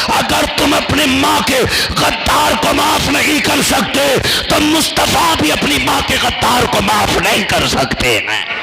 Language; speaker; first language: Urdu; native; Urdu